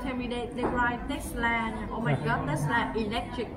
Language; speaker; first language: English; non-native, learner; Vietnamese